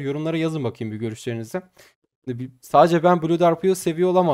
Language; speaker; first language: Turkish; native; Turkish